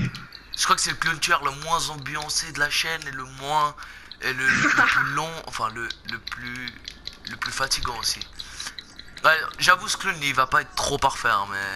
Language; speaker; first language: French; native; French